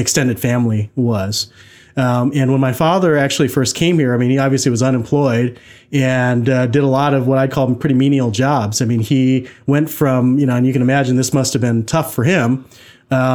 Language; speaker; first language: English; native; English